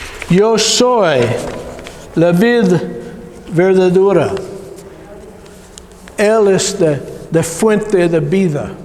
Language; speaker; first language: Spanish; non-native, learner; English